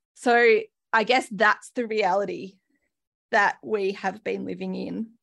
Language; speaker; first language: English; native; English